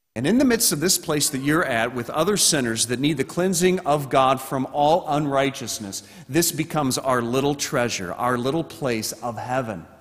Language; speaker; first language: English; native; English